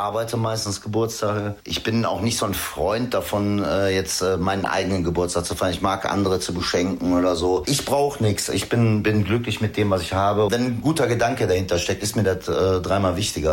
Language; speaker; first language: German; native; German